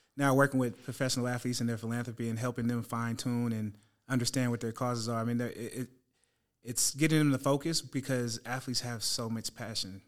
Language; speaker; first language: English; native; English